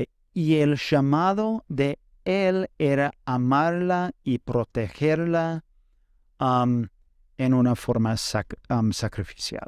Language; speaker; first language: Spanish; non-native, fluent; English